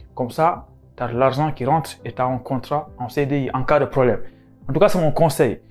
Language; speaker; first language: French; non-native, local second language; Wolof